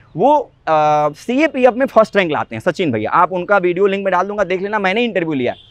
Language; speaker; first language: Hindi; native; Hindi